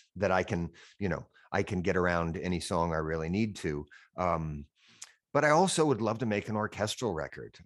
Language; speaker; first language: English; native; English